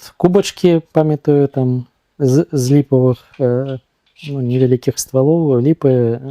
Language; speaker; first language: Belarusian; non-native, local second language; Russian